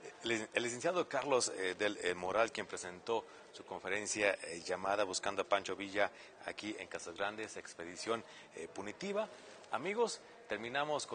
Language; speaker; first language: Spanish; native; Spanish